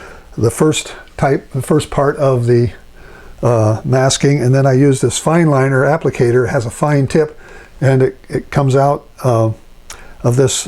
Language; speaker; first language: English; native; English